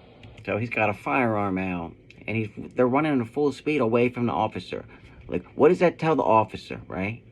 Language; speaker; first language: English; native; English